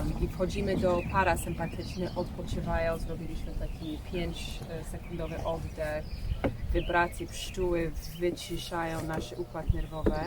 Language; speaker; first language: Polish; non-native, learner; English